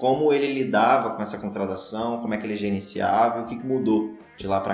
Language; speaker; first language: Portuguese; native; Portuguese